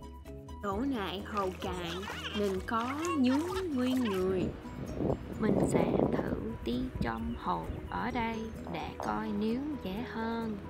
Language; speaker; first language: Vietnamese; non-native, learner; English